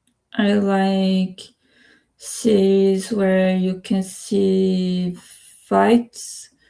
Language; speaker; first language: English; non-native, learner; Spanish